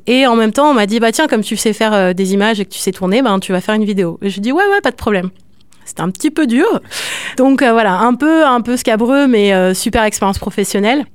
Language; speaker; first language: French; native; French